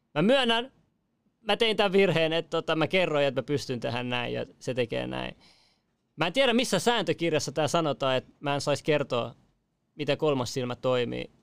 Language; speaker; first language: Finnish; early bilingual, other home language; Persian